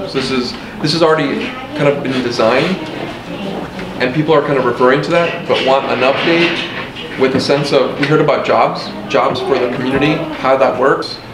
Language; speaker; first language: English; early bilingual, other home language; Spanish